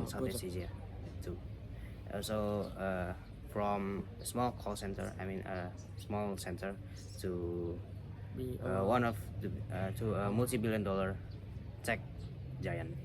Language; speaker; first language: English; non-native, fluent; Indonesian